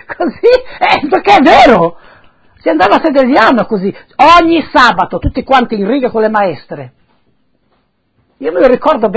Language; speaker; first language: Italian; non-native, local second language; Friulian